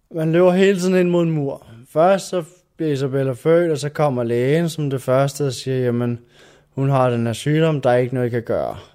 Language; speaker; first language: Danish; native; Danish